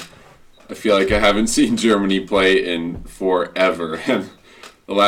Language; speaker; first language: English; native; English